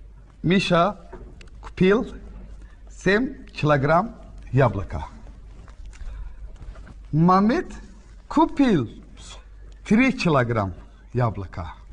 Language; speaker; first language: Russian; non-native, learner; Azerbaijani